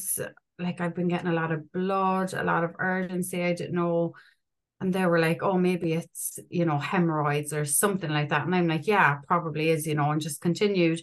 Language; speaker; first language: English; native; English